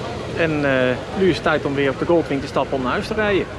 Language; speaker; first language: Dutch; native; Dutch